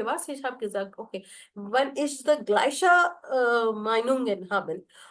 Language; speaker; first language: German; non-native, fluent; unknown